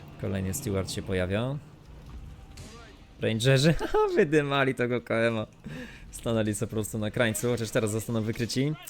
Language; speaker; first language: Polish; native; Polish